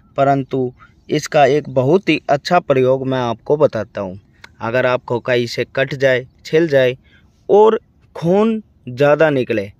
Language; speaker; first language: Hindi; native; Hindi